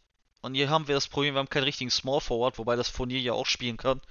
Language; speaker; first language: German; native; German